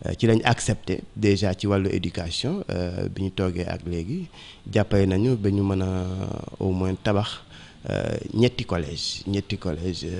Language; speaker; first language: Wolof; non-native, local second language; Mandingo